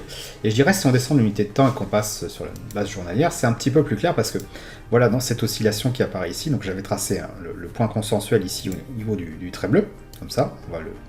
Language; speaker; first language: French; native; French